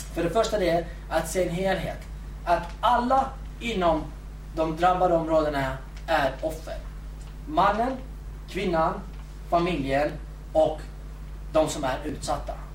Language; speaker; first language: Swedish; early bilingual, other home language; Kurdish